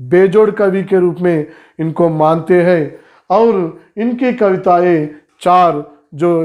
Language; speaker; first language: Hindi; non-native, local second language; Telugu